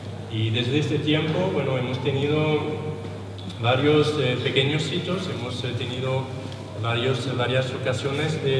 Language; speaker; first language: Spanish; non-native, learner; French